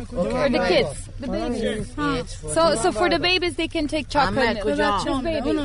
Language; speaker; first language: English; non-native, fluent; Serbian